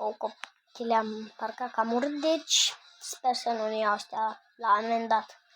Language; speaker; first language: Romanian; native; Romanian